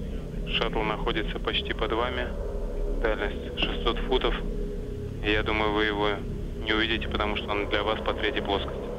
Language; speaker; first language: Russian; native; Russian